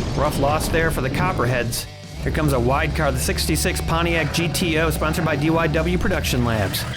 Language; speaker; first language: English; native; English